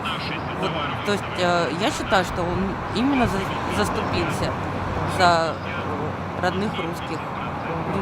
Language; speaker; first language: Russian; native; Russian